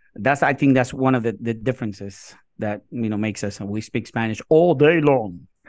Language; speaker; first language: English; non-native, fluent; Spanish